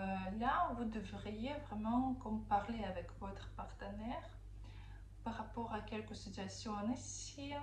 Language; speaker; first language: French; non-native, fluent; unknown